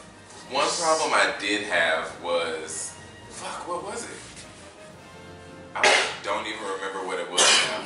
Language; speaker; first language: English; native; English